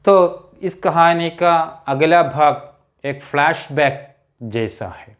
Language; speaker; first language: Hindi; non-native, local second language; Malayalam